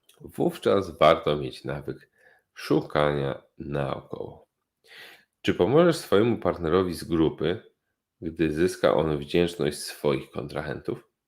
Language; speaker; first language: Polish; native; Polish